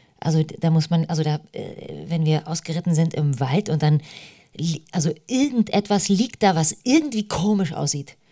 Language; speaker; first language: German; early bilingual, other home language; Polish